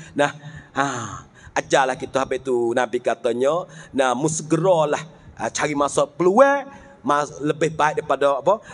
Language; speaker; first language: Malay; native; Malay